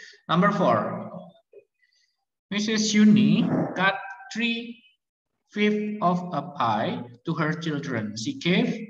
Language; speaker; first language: English; non-native, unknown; Indonesian